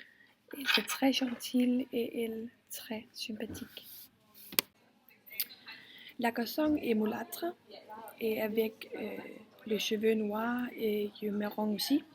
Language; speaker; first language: French; non-native, learner; Danish